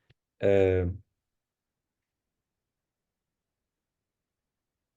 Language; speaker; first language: French; non-native, learner; English